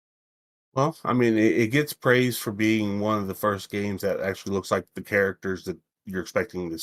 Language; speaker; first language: English; native; English